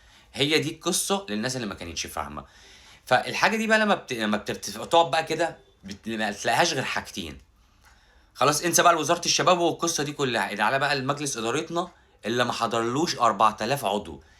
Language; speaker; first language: Arabic; native; Arabic